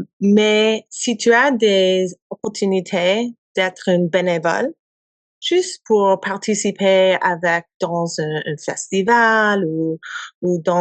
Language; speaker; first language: French; non-native, learner; English